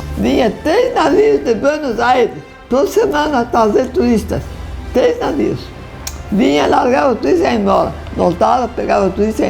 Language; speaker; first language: Portuguese; early bilingual, other home language; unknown